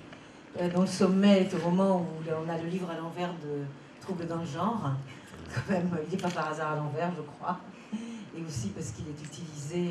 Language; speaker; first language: French; native; French